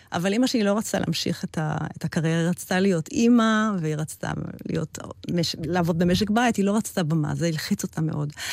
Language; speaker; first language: Hebrew; early bilingual, heritage; Hebrew